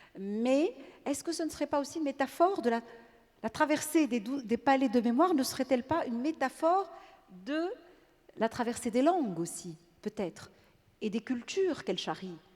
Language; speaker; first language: French; non-native, local second language; Arabic